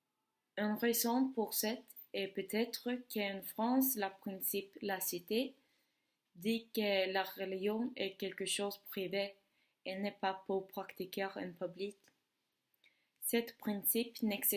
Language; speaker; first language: French; non-native, learner; Swedish